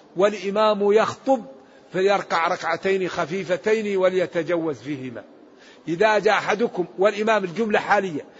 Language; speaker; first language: Arabic; native; Arabic